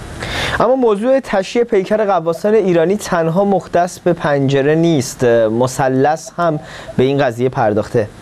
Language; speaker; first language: Persian; native; Persian